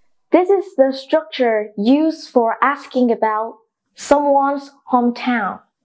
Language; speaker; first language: English; non-native, fluent; Vietnamese